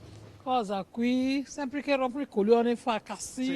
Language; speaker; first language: Italian; non-native, learner; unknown